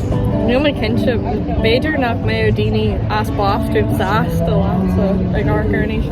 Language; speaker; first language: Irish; non-native, local second language; English